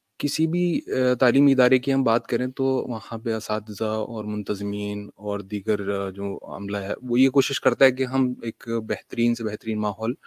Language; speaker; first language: Urdu; native; Urdu